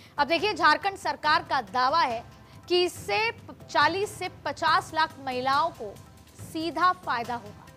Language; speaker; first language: Hindi; native; Hindi